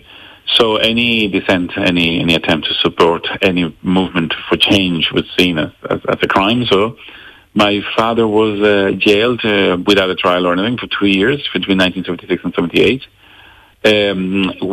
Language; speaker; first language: English; non-native, fluent; Spanish